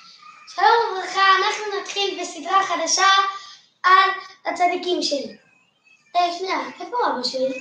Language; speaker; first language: Hebrew; early bilingual, other home language; French